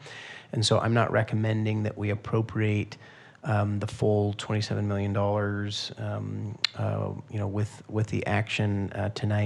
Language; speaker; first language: English; native; English